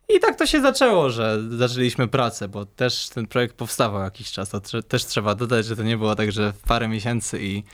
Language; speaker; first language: Polish; native; Polish